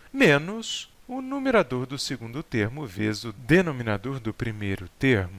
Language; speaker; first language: Portuguese; native; Portuguese